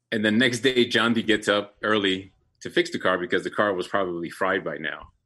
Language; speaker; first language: English; early bilingual, other home language; Spanish